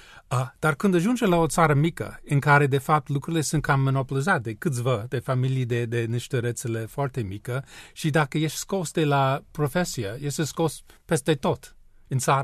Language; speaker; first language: Romanian; non-native, learner; English